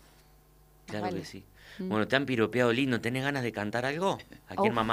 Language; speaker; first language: Spanish; native; Spanish